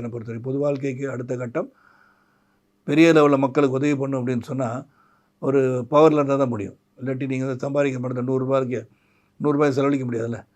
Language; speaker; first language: Tamil; native; Tamil